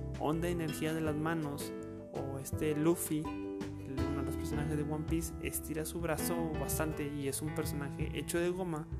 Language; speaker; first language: Spanish; native; Spanish